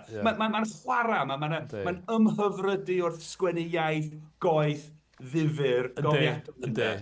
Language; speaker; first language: Welsh; native; Welsh